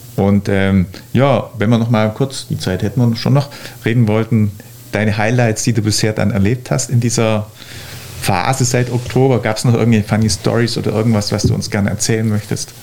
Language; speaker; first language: German; native; German